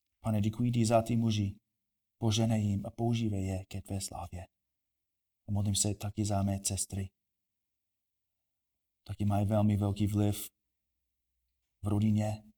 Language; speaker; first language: Czech; non-native, fluent; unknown